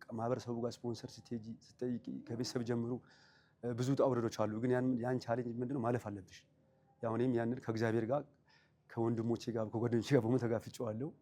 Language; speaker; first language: Amharic; non-native, local second language; Sebat Bet Gurage